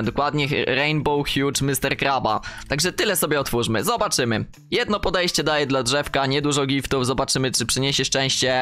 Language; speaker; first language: Polish; native; Polish